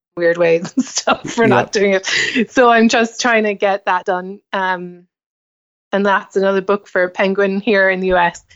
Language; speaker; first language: English; native; English